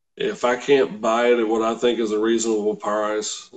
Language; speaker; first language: English; native; English